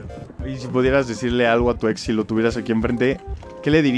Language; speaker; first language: Spanish; native; Spanish